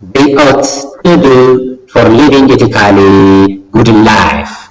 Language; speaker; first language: English; non-native, local second language; Amharic